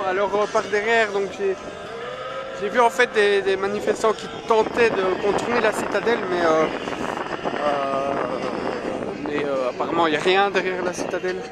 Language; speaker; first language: French; native; French